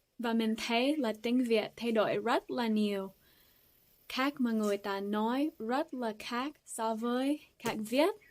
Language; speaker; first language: Vietnamese; non-native, fluent; English